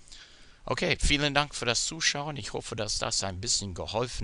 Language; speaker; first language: German; non-native, fluent; English